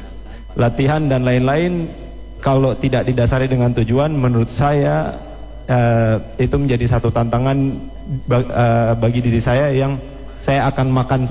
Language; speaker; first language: Indonesian; native; Indonesian